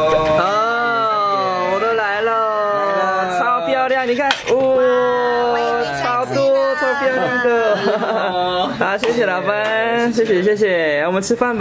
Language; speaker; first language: Chinese; non-native, fluent; Korean